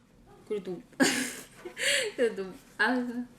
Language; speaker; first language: Korean; non-native, learner; Khmer